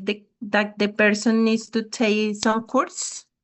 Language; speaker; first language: English; non-native, learner; Spanish